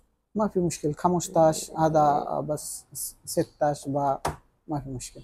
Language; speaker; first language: Arabic; non-native, learner; Bangla